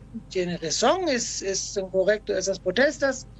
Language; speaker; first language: Spanish; non-native, fluent; German